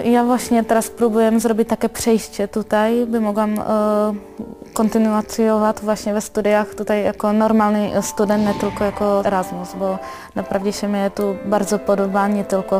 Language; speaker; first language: Polish; non-native, learner; Czech